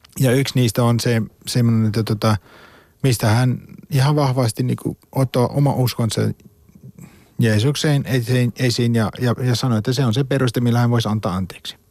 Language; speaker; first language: Finnish; non-native, fluent; Afrikaans